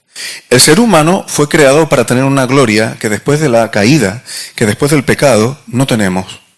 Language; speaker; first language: Spanish; native; Spanish